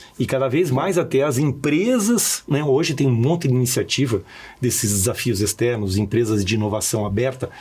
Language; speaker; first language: Portuguese; early bilingual, other home language; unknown